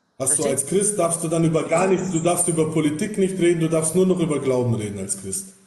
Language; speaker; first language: German; early bilingual, other home language; Bosnian